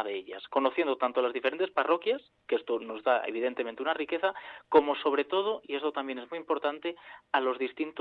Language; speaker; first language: Spanish; native; Spanish